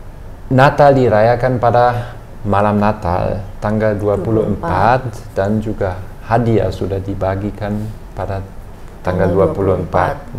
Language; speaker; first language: Indonesian; non-native, fluent; German